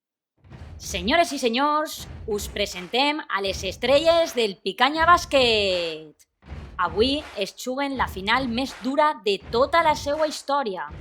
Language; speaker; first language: Catalan; native; Catalan